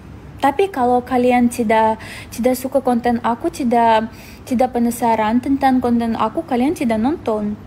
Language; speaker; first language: Indonesian; non-native, fluent; Russian